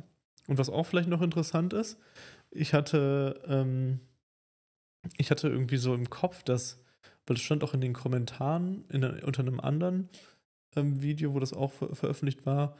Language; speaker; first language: German; native; German